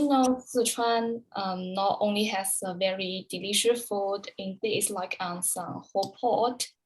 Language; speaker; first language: English; non-native, learner; Chinese